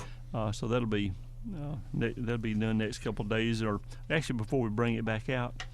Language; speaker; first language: English; native; English